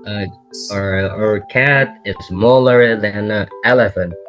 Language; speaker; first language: English; non-native, learner; Indonesian